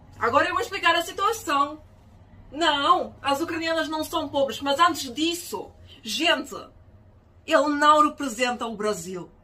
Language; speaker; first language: Portuguese; non-native, fluent; Ukrainian